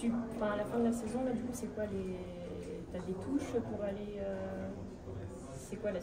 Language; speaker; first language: French; native; French